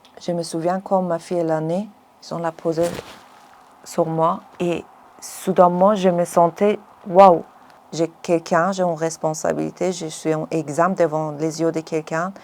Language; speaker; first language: French; non-native, learner; Persian